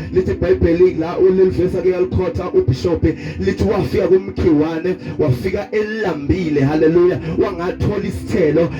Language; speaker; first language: Zulu; non-native, local second language; Xhosa